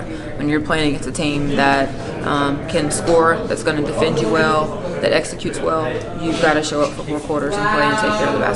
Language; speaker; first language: English; native; English